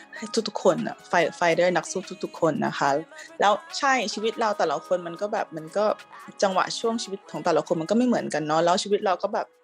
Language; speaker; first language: Thai; native; Thai